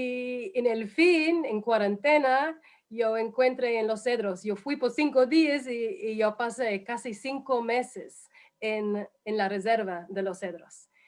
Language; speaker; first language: Spanish; non-native, fluent; English